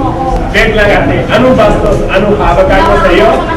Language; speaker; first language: Filipino; non-native, learner; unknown